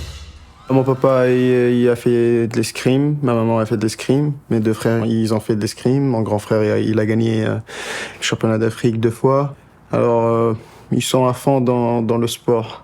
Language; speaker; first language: French; non-native, local second language; Arabic